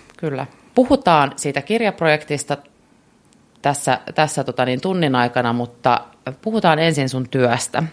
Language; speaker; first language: Finnish; native; Finnish